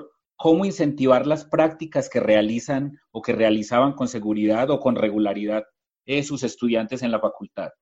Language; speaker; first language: Spanish; native; Spanish